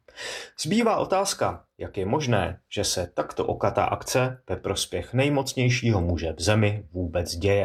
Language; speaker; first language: Czech; native; Czech